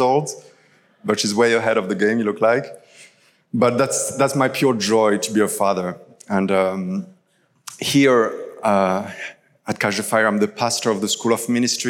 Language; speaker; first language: English; non-native, fluent; French